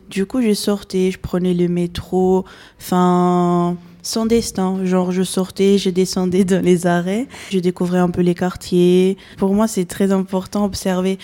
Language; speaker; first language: French; non-native, fluent; Portuguese